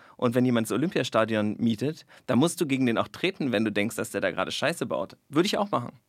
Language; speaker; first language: German; native; German